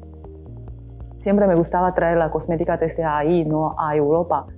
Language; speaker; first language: Spanish; non-native, learner; Chinese